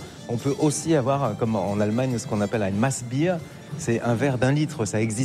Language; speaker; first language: French; native; French